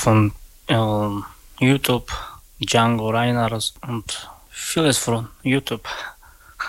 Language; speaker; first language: German; non-native, learner; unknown